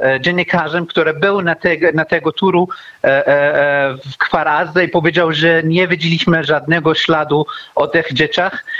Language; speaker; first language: Polish; non-native, learner; Arabic